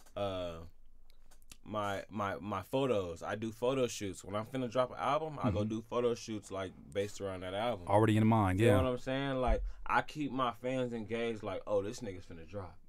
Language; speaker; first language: English; native; English